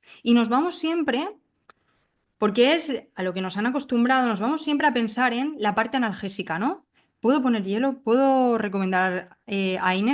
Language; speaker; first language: Spanish; native; Spanish